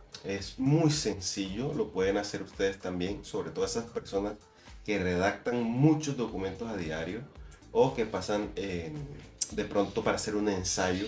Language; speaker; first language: Spanish; native; Spanish